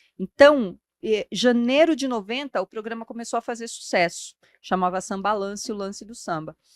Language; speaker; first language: Portuguese; early bilingual, other home language; Spanish